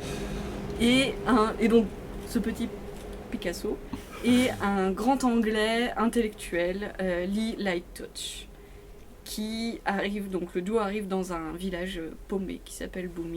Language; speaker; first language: French; native; French